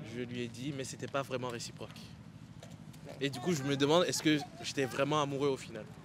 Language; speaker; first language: French; native; French